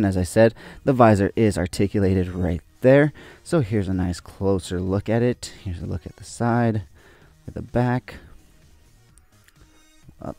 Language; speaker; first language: English; native; English